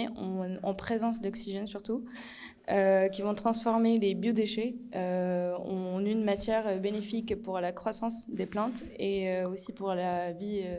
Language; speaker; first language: French; non-native, local second language; Arabic